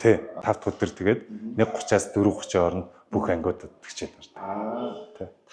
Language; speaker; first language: Mongolian; native; Mongolian